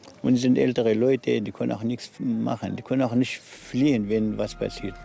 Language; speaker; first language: German; non-native, learner; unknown